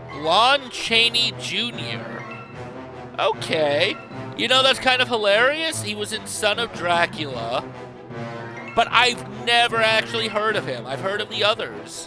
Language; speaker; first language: English; native; English